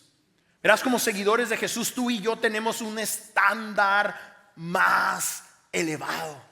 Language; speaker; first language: Spanish; native; Spanish